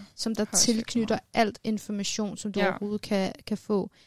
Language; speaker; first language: Danish; early bilingual, other home language; Persian